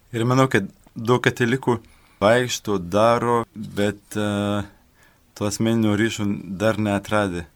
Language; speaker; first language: Lithuanian; non-native, learner; French